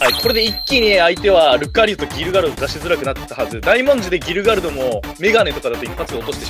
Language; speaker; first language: Japanese; native; Japanese